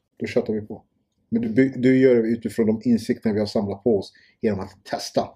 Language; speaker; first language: Swedish; early bilingual, other home language; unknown